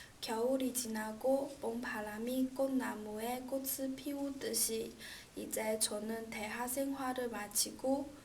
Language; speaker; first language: Korean; non-native, learner; Chinese